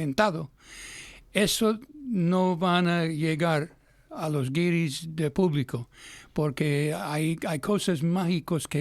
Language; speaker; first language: Spanish; non-native, fluent; English